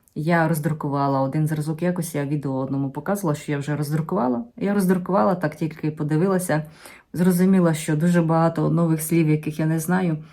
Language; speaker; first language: Ukrainian; native; Ukrainian